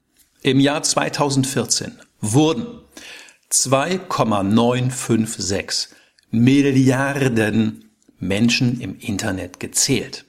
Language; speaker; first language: German; native; German